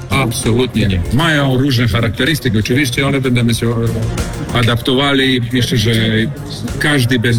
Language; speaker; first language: Polish; non-native, fluent; Serbian